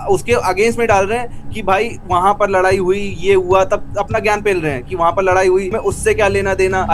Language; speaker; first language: Hindi; native; Hindi